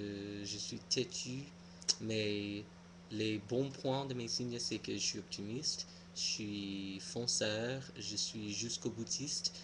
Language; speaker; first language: French; non-native, fluent; English